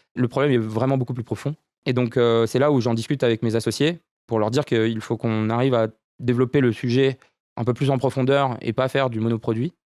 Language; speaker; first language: French; early bilingual, other home language; Romanian